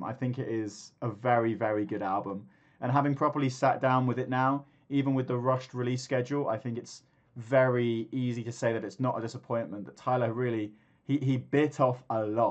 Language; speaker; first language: English; native; English